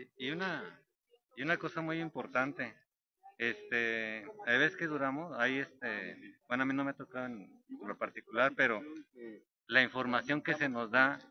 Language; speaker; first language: Spanish; native; Spanish